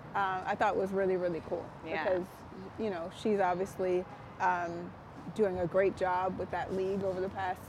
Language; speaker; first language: English; native; English